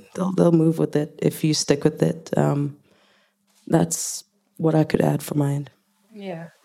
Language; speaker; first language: English; non-native, local second language; Zulu